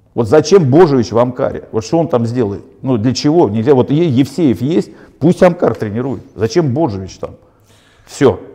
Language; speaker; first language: Russian; native; Russian